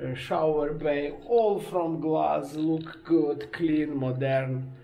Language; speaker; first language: English; non-native, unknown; Ukrainian